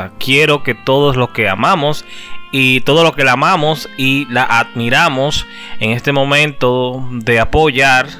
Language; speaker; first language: Spanish; native; Spanish